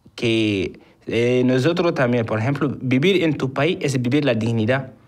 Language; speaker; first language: Spanish; non-native, fluent; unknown